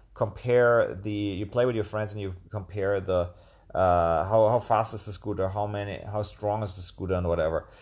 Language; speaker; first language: English; non-native, fluent; German